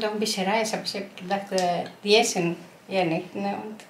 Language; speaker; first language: German; non-native, learner; Greek